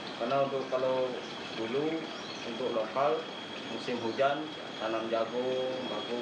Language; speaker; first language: Indonesian; non-native, local second language; Balinese